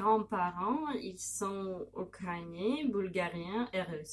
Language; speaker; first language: French; non-native, learner; Russian